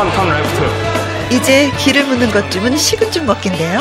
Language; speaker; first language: Korean; native; Korean